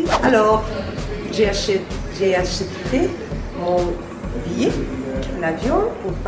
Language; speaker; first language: French; non-native, learner; Portuguese